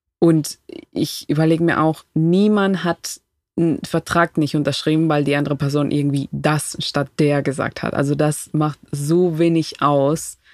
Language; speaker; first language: German; non-native, fluent; Spanish